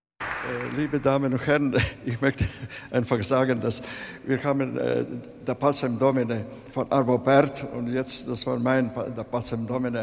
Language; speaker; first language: German; non-native, fluent; Latvian